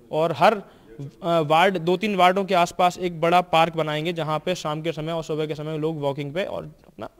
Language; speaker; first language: Hindi; native; Hindi